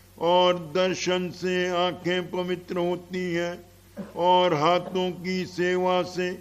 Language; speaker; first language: Hindi; native; Hindi